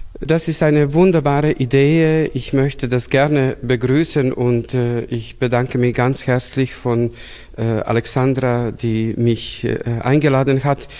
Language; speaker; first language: German; non-native, fluent; Serbian